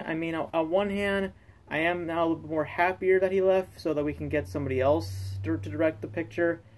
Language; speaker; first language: English; native; English